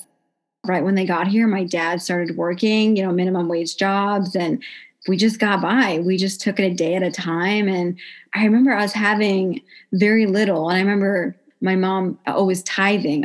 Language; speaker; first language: English; native; English